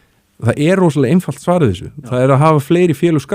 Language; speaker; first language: Icelandic; native; Icelandic